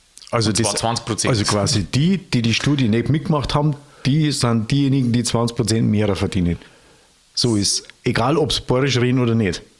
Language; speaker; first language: German; native; German